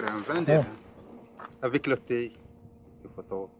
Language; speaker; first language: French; non-native, learner; Arabic